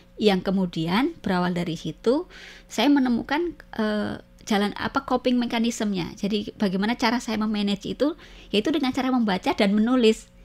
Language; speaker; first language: Indonesian; native; Indonesian